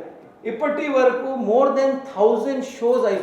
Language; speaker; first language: Telugu; non-native, learner; Hindi